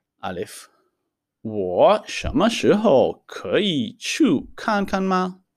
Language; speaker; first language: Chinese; non-native, fluent; Hebrew